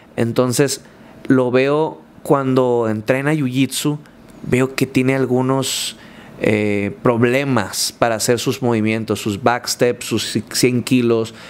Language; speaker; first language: Spanish; native; Spanish